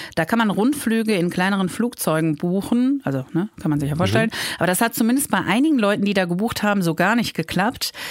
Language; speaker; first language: German; native; German